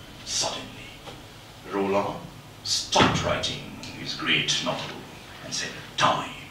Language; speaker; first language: English; non-native, local second language; Bangla